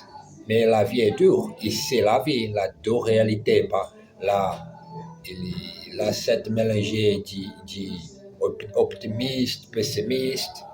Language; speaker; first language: French; non-native, learner; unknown